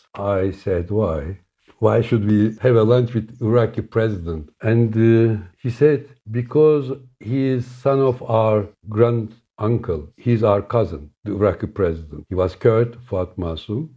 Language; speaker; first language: English; non-native, fluent; Turkish